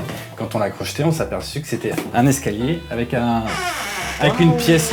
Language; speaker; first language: French; native; French